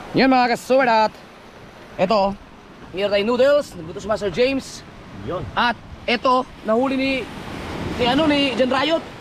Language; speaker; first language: Filipino; non-native, local second language; Cebuano